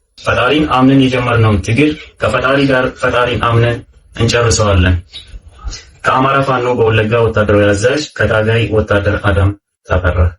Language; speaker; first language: Amharic; native; Amharic